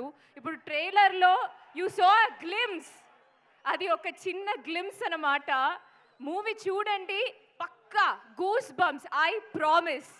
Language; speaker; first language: Telugu; non-native, fluent; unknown